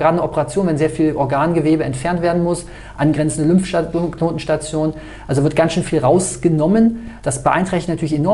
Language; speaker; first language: German; native; German